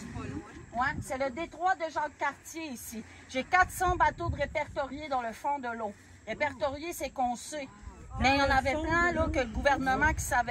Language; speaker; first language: French; native; French